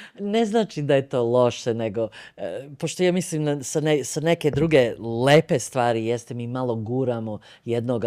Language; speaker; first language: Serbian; early bilingual, other home language; Bosnian